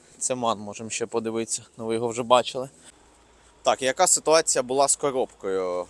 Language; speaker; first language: Ukrainian; non-native, local second language; Russian